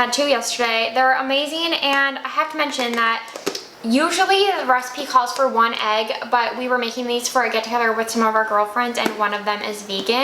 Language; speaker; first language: English; native; English